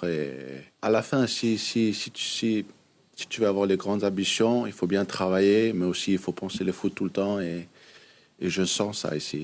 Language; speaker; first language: French; non-native, fluent; Danish